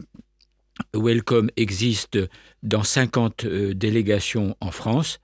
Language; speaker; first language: French; native; French